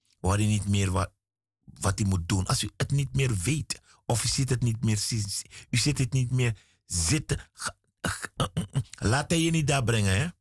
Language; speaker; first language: Dutch; native; Dutch